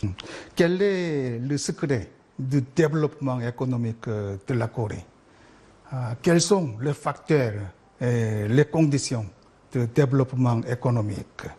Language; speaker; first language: French; non-native, learner; Korean